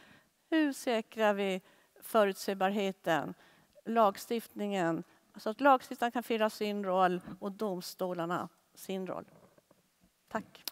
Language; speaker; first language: Swedish; native; Swedish